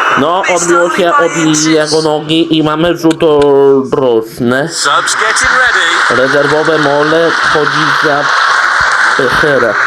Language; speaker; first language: Polish; native; Polish